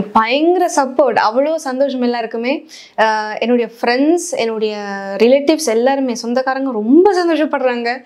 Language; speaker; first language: Tamil; early bilingual, heritage; Tamil